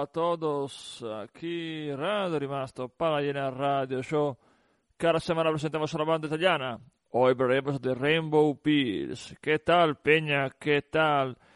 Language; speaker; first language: Spanish; non-native, fluent; Italian